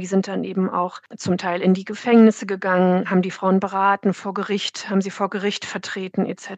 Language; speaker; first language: German; native; German